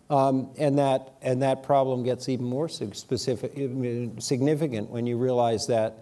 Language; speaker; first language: English; native; English